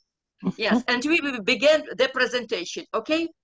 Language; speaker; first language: English; non-native, learner; Ukrainian